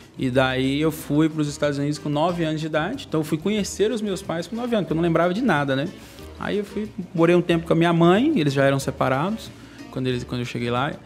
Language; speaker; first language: Portuguese; native; Portuguese